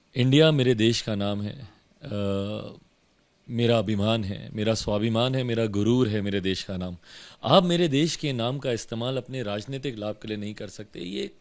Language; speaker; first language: Hindi; native; Hindi